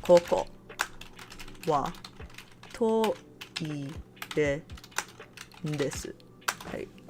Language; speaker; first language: Japanese; non-native, learner; English